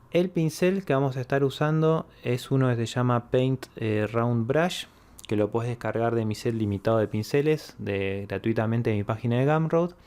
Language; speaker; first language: Spanish; native; Spanish